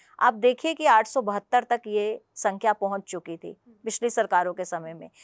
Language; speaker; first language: Hindi; non-native, local second language; Punjabi